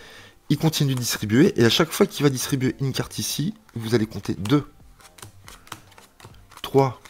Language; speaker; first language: French; native; French